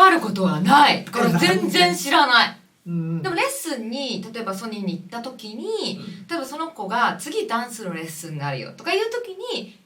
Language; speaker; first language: Japanese; native; Japanese